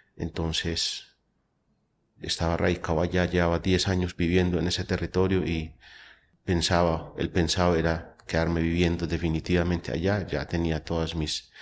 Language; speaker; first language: Spanish; native; Spanish